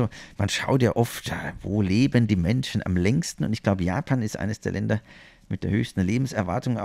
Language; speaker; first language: German; native; German